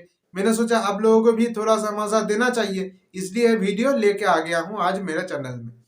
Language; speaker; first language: Hindi; non-native, local second language; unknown